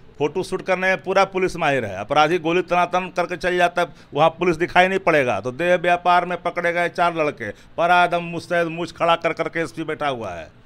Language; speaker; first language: Hindi; native; Hindi